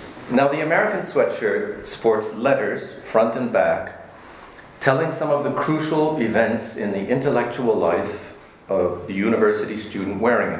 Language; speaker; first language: English; native; English